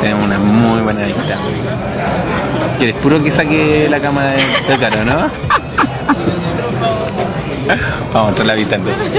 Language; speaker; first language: Spanish; native; Spanish